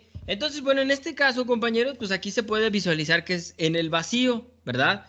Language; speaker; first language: Spanish; native; Spanish